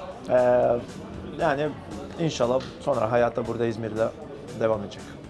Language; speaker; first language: Turkish; non-native, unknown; Bosnian